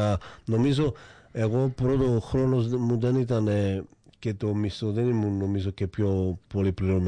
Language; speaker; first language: Greek; non-native, fluent; Slovak